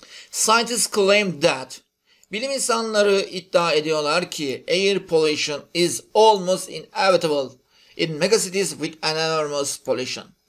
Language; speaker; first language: English; non-native, fluent; Turkish